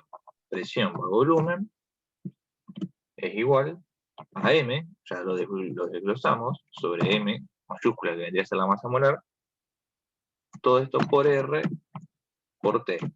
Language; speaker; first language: Spanish; native; Spanish